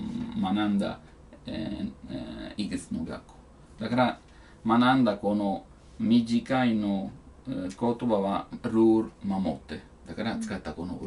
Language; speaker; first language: Japanese; non-native, learner; Italian